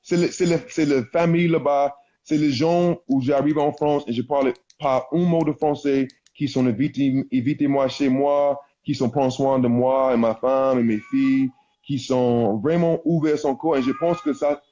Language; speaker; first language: French; non-native, learner; English